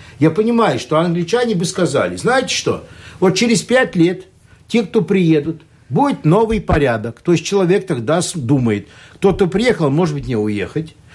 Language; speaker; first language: Russian; non-native, local second language; Latvian